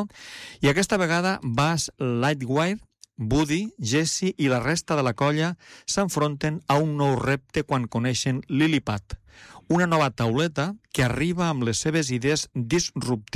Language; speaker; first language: Catalan; native; Catalan